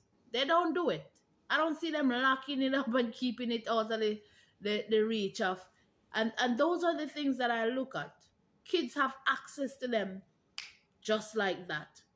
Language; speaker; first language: English; non-native, local second language; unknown